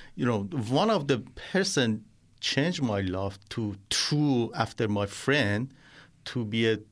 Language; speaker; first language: English; non-native, learner; Persian